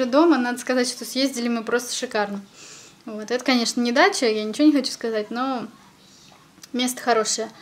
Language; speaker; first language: Russian; native; Russian